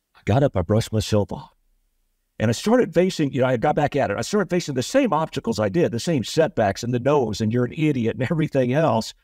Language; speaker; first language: English; native; English